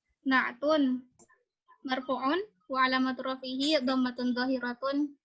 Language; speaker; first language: Arabic; non-native, learner; Indonesian